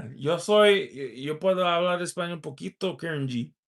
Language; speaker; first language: Spanish; early bilingual, heritage; Spanish